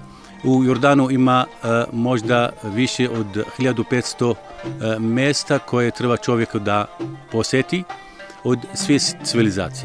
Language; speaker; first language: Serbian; non-native, learner; Arabic